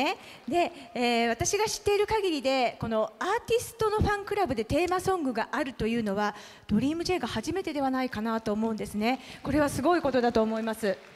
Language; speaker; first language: Japanese; native; Japanese